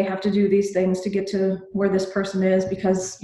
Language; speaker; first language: English; native; English